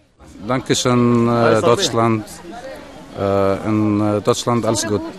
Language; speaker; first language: German; non-native, learner; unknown